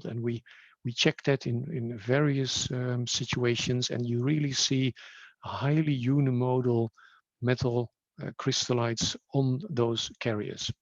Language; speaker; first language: English; non-native, fluent; Dutch